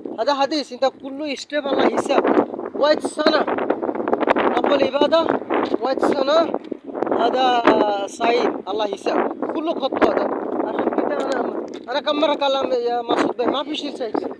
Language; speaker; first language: Arabic; non-native, learner; Bangla